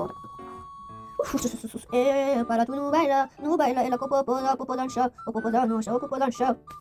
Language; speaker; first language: French; non-native, local second language; Arabic